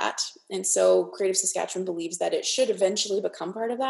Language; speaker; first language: English; native; English